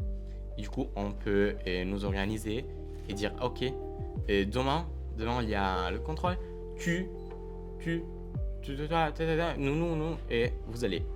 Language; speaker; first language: French; non-native, learner; Italian